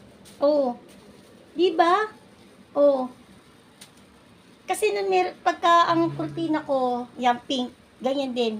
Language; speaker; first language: Filipino; native; Filipino